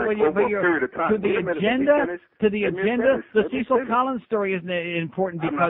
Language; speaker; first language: English; native; English